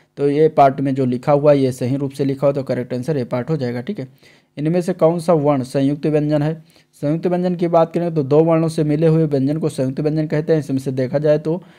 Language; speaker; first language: Hindi; native; Hindi